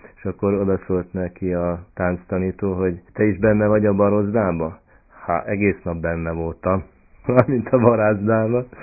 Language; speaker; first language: Hungarian; native; Hungarian